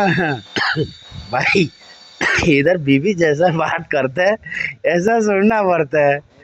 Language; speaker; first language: Hindi; non-native, fluent; Bangla